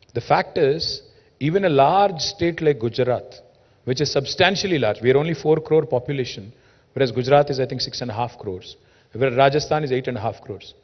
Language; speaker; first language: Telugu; native; Telugu